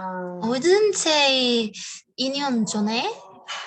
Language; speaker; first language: Korean; non-native, learner; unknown